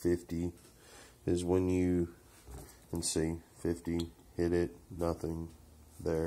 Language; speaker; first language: English; native; English